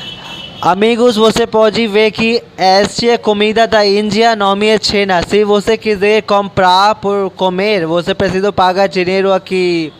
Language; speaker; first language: Portuguese; non-native, learner; Hindi